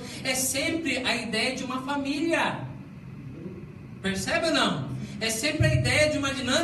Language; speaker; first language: Portuguese; native; Portuguese